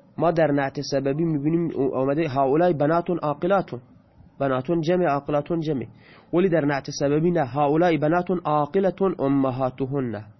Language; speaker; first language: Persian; non-native, local second language; Baluchi